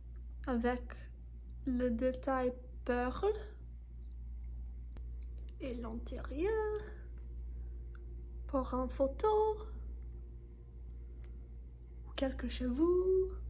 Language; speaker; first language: French; non-native, learner; English